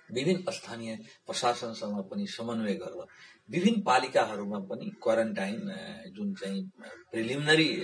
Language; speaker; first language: Nepali; non-native, local second language; Bhojpuri